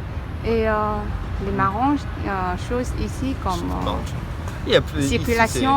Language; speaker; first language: French; non-native, learner; Vietnamese